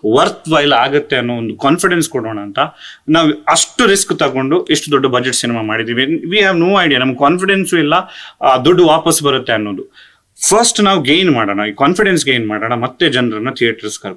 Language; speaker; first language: Kannada; non-native, local second language; Tulu